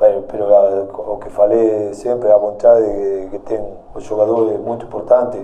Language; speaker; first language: Portuguese; non-native, fluent; Spanish